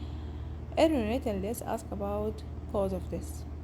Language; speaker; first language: English; non-native, local second language; Arabic